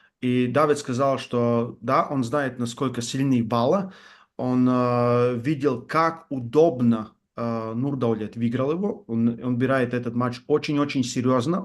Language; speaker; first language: Russian; non-native, fluent; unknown